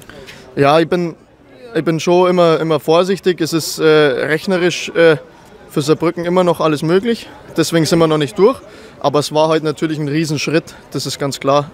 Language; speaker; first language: German; native; German